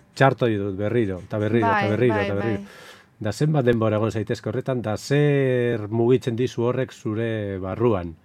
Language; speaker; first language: Basque; native; Basque